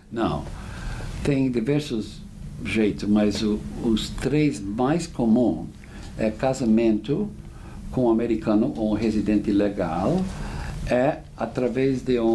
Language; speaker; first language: Portuguese; non-native, fluent; English